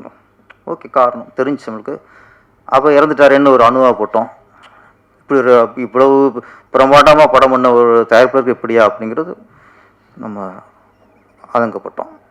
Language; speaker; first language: Tamil; native; Tamil